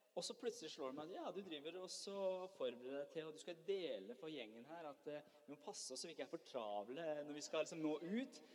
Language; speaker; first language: Norwegian; early bilingual, other home language; Persian